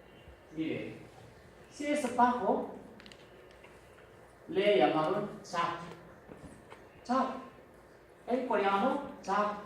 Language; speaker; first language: Spanish; non-native, fluent; Korean